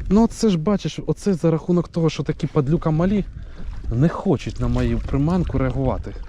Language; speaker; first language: Ukrainian; native; Ukrainian